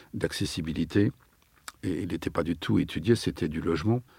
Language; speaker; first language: French; native; French